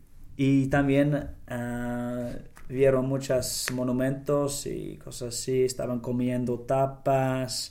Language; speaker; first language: Spanish; non-native, learner; English